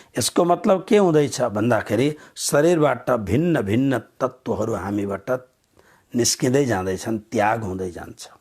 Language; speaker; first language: Nepali; native; Nepali